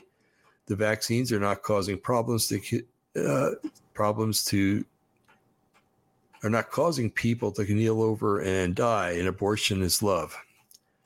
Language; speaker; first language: English; native; English